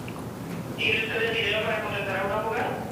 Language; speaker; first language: Spanish; non-native, fluent; English